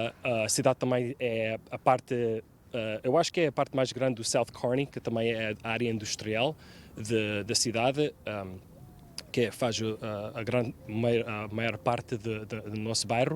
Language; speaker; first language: Portuguese; early bilingual, heritage; Portuguese